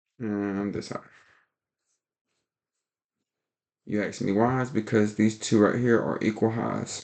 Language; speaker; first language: English; native; English